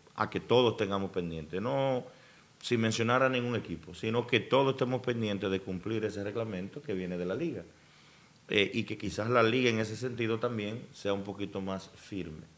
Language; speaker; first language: Spanish; native; Spanish